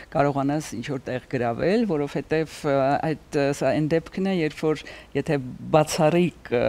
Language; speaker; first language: Armenian; native; Armenian